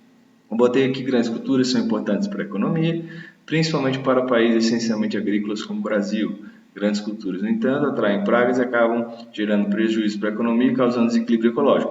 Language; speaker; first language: Portuguese; native; Portuguese